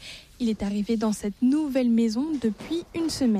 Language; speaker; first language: French; native; French